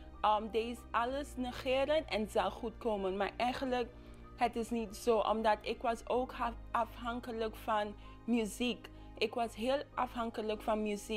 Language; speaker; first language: Dutch; non-native, local second language; English